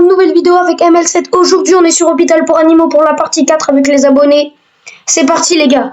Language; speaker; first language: French; native; French